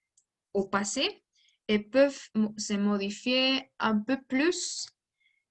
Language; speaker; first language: French; non-native, learner; Spanish